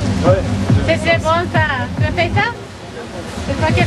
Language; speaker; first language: French; non-native, learner; Spanish